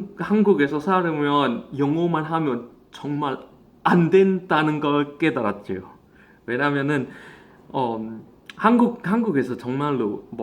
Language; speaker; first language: Korean; non-native, fluent; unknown